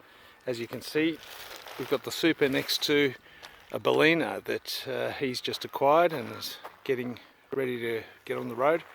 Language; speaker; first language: English; native; English